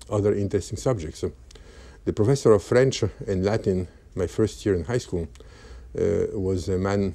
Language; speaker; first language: English; non-native, fluent; Polish